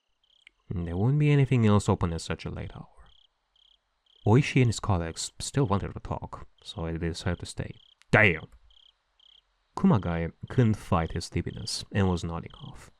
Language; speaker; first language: English; native; English